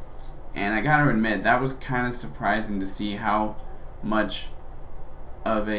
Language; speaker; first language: English; native; English